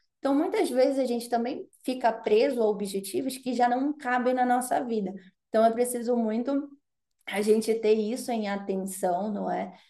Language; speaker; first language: Portuguese; native; Portuguese